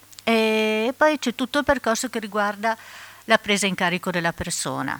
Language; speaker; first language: Italian; native; Italian